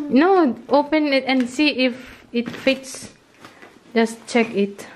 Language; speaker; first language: English; non-native, local second language; Filipino